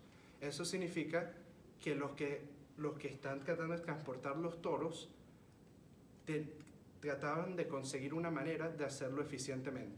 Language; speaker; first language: Spanish; early bilingual, heritage; Spanish